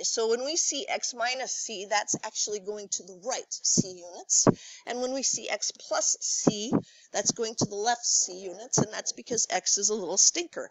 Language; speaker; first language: English; native; English